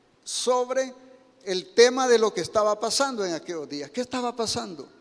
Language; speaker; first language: Spanish; native; Spanish